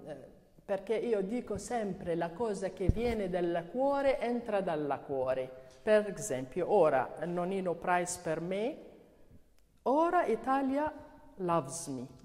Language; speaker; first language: Italian; non-native, learner; Arabic